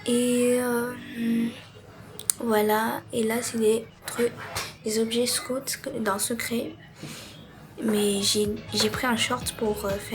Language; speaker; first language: French; native; French